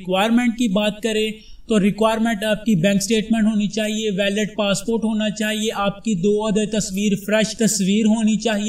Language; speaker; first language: Hindi; non-native, local second language; Punjabi